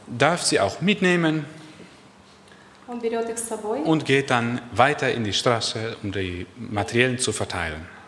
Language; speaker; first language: German; non-native, learner; Dutch